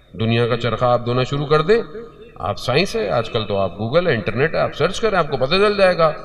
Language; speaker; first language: Urdu; early bilingual, heritage; Urdu